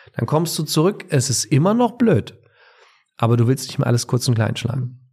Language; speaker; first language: German; native; German